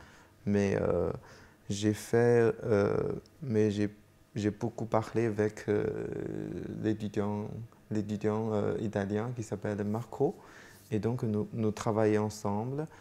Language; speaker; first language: French; non-native, fluent; Chinese